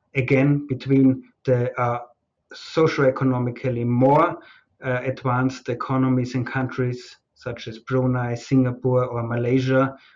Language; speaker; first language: English; non-native, fluent; German